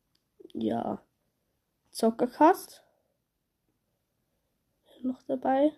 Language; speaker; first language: German; native; German